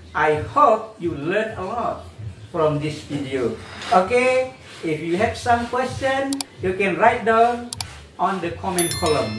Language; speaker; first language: English; non-native, fluent; Indonesian